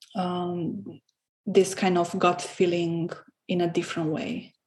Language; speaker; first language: English; non-native, fluent; Romanian